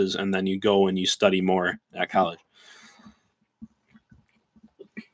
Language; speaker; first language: English; native; English